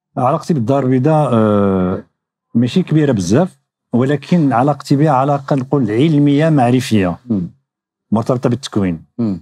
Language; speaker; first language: Arabic; native; Arabic